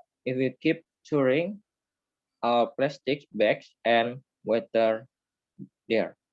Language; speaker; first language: English; non-native, learner; Indonesian